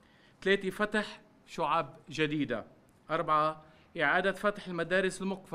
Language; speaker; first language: Arabic; native; Arabic